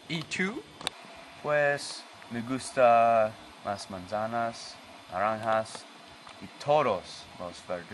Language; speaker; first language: Spanish; non-native, learner; English